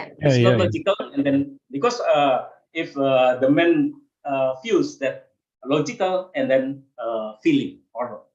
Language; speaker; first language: English; non-native, learner; Indonesian